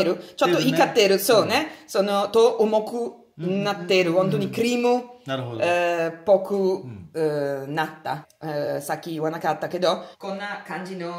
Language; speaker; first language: Japanese; non-native, learner; Italian